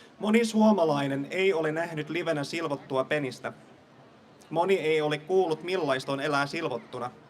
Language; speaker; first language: Finnish; non-native, fluent; English